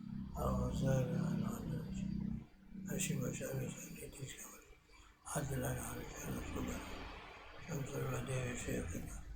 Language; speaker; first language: Arabic; non-native, fluent; Javanese